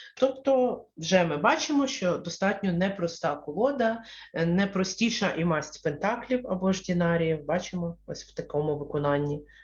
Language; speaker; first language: Ukrainian; non-native, local second language; Russian